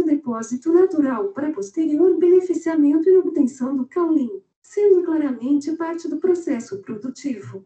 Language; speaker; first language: Portuguese; native; Portuguese